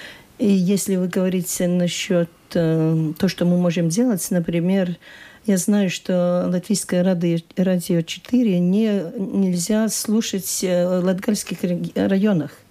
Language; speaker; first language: Russian; non-native, local second language; Latvian